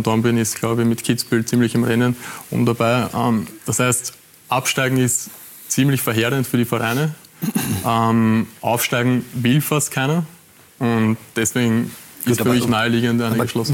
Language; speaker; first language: German; native; German